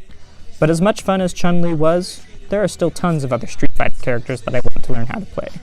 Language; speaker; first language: English; native; English